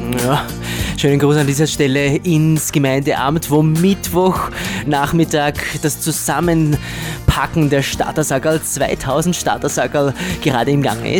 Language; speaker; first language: German; native; German